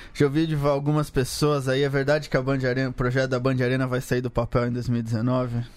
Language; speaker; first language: Portuguese; native; Portuguese